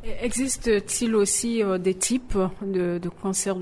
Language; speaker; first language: French; non-native, local second language; Sango